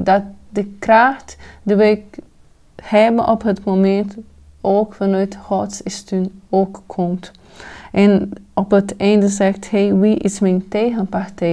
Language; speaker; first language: Dutch; non-native, fluent; Portuguese